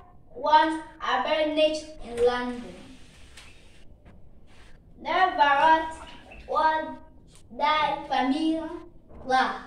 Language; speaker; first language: German; non-native, learner; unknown